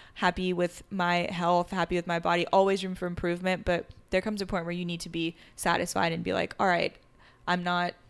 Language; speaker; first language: English; early bilingual, other home language; French